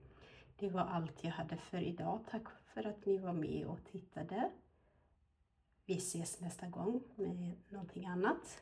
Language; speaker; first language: Swedish; non-native, fluent; Amharic